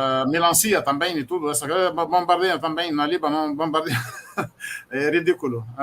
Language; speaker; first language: Portuguese; non-native, fluent; Arabic